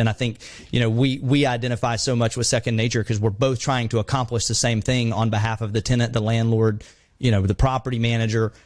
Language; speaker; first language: English; native; English